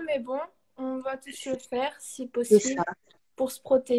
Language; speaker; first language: French; non-native, learner; Portuguese